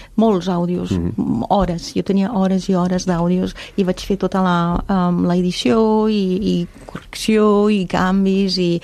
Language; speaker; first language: Catalan; non-native, fluent; German